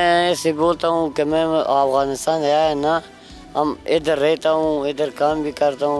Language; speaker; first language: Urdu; non-native, learner; Pashto